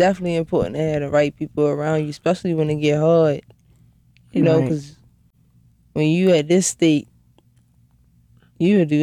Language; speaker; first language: English; native; English